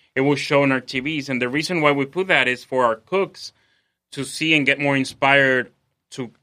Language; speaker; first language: English; non-native, fluent; Spanish